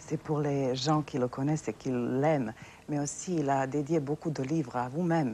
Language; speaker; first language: French; non-native, fluent; Serbian